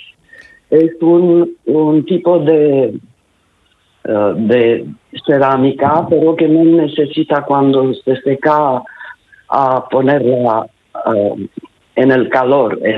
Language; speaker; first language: Spanish; non-native, learner; Romanian